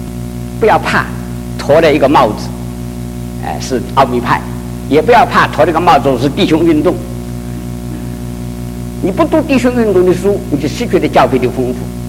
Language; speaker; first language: Chinese; native; Chinese